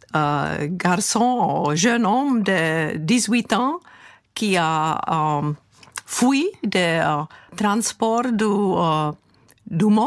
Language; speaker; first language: French; non-native, fluent; Czech